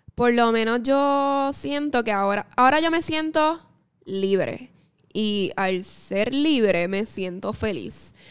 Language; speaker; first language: Spanish; native; Spanish